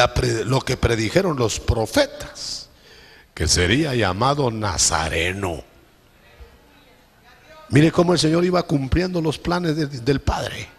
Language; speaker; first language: Spanish; native; Spanish